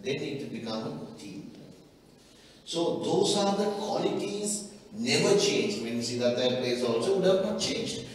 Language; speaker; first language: English; non-native, local second language; Sinhala